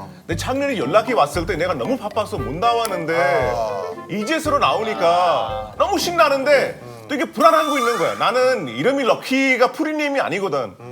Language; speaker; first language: Korean; non-native, fluent; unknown